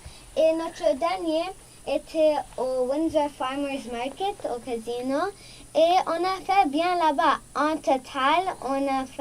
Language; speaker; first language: French; non-native, local second language; English